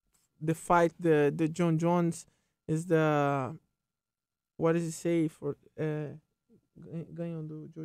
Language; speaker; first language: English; non-native, learner; Portuguese